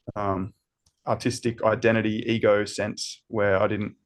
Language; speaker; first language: English; native; English